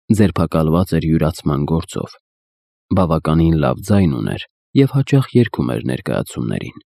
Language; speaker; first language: Armenian; native; Armenian